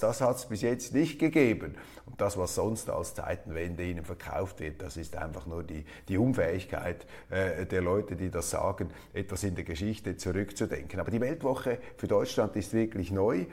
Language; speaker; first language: German; native; German